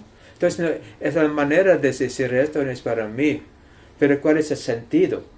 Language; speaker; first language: Spanish; non-native, learner; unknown